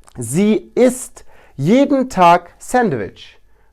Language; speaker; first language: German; non-native, fluent; Turkish